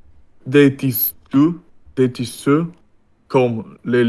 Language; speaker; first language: French; non-native, learner; Russian